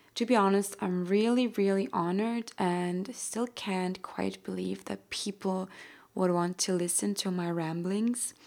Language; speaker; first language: English; non-native, fluent; German